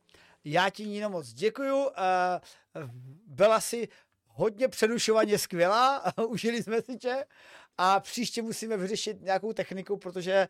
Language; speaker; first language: Czech; native; Czech